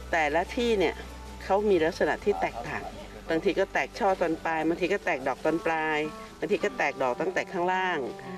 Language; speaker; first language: Thai; native; Thai